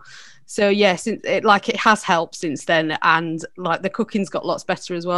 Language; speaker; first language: English; native; English